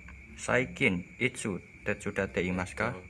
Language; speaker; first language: Japanese; non-native, learner; Indonesian